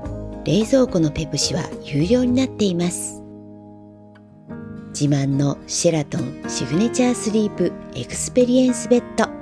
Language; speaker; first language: Japanese; native; Japanese